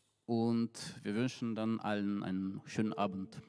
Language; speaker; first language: German; non-native, fluent; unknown